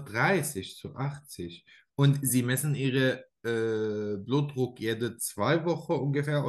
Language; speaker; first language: German; non-native, learner; Arabic